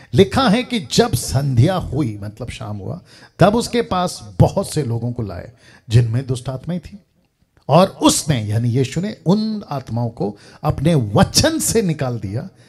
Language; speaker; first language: Hindi; native; Hindi